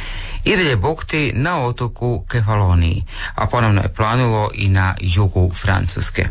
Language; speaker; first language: Serbian; native; Serbian